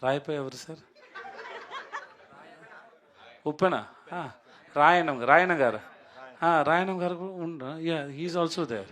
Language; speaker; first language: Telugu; non-native, learner; Tamil